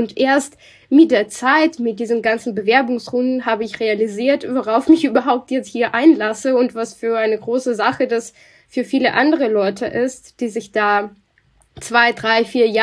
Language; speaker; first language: German; non-native, fluent; Russian